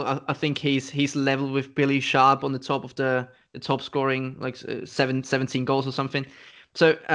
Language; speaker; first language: English; non-native, fluent; German